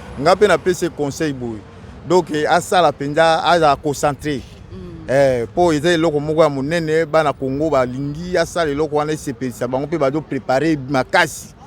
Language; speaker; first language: Lingala; native; Lingala